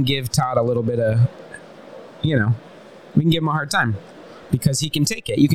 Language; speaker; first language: English; native; English